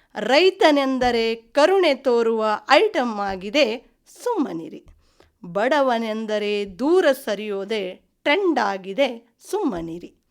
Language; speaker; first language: Kannada; non-native, local second language; Lambadi